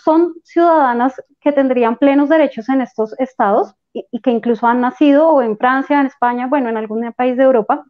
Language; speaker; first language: Spanish; native; Spanish